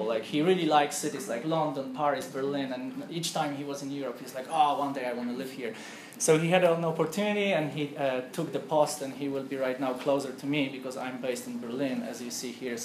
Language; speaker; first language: English; non-native, fluent; Polish